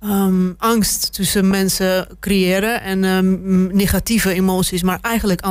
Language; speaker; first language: Dutch; non-native, fluent; Russian